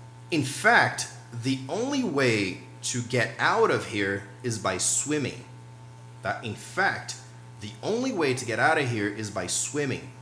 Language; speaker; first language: English; non-native, fluent; Portuguese